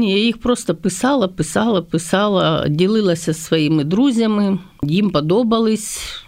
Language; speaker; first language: Ukrainian; native; Ukrainian